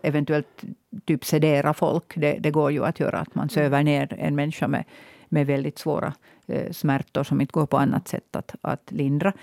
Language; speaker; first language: Swedish; native; Swedish